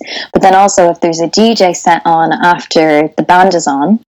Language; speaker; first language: English; native; English